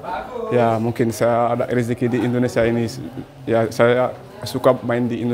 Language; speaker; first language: Indonesian; non-native, learner; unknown